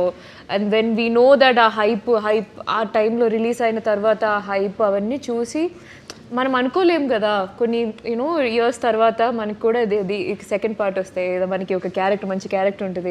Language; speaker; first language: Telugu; non-native, learner; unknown